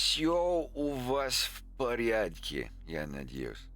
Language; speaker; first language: Russian; non-native, learner; English